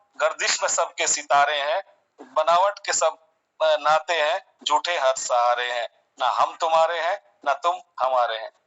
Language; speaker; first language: Hindi; native; Hindi